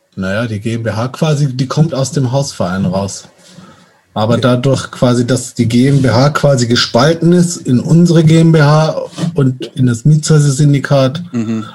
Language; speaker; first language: German; native; German